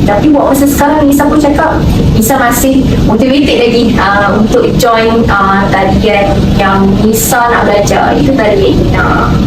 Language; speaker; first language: Malay; native; Malay